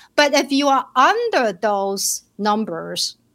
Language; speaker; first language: English; non-native, fluent; Chinese